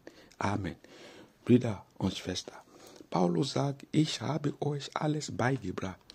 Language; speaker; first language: German; non-native, fluent; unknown